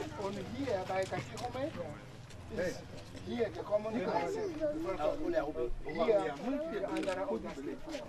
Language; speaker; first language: German; non-native, learner; Ewe